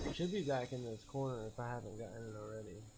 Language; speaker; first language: English; native; English